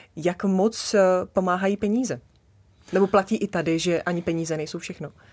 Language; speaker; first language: Czech; native; Czech